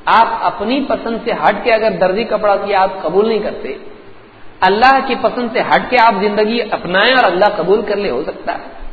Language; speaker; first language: Urdu; native; Urdu